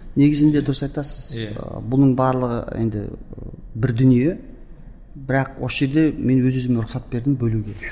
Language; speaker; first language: Kazakh; early bilingual, heritage; Kazakh